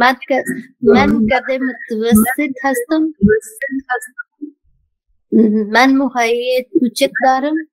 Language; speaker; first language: Persian; non-native, learner; Urdu